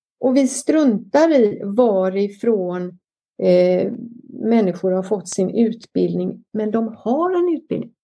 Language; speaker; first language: Swedish; native; Swedish